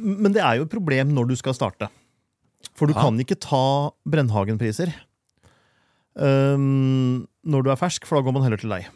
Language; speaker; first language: Norwegian; native; Norwegian